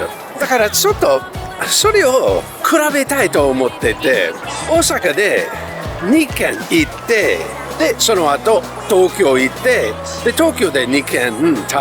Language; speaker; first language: Japanese; non-native, fluent; English